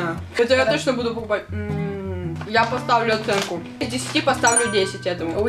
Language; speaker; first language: Russian; native; Russian